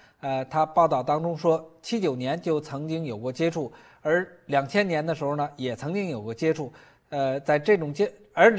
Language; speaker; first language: Chinese; native; Chinese